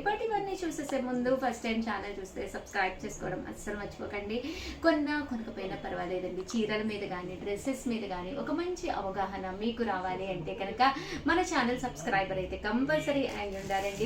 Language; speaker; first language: Telugu; native; Telugu